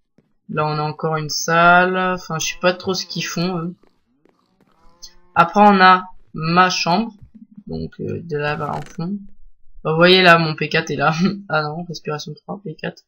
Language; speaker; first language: French; native; French